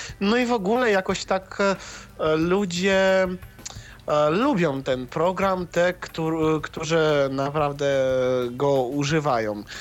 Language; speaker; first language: Polish; non-native, fluent; Russian